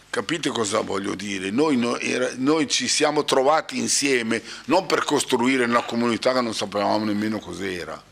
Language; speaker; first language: Italian; native; Italian